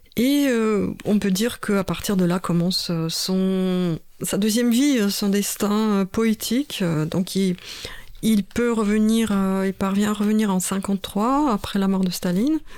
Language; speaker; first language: French; non-native, fluent; Russian